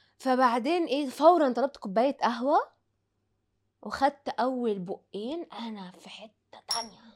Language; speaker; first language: Egyptian Arabic; native; Egyptian Arabic